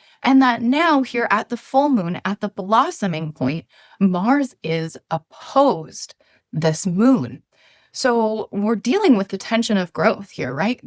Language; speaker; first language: English; native; English